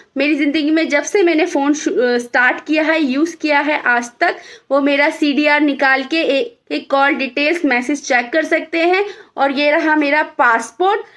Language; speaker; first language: Hindi; native; Hindi